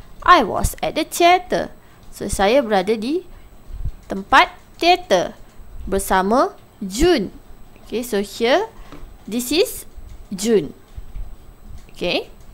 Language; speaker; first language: English; non-native, local second language; Malay